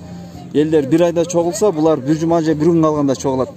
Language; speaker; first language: Kyrgyz; native; Kyrgyz